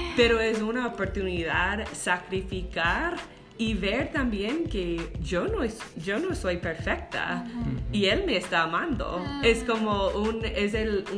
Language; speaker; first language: Spanish; non-native, fluent; English